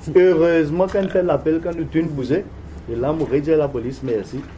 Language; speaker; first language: French; non-native, local second language; Morisyen